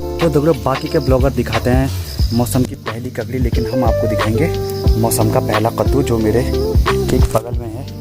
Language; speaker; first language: Hindi; non-native, local second language; Garhwali